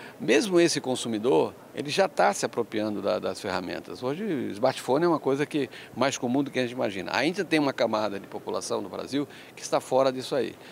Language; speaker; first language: Portuguese; early bilingual, other home language; Spanish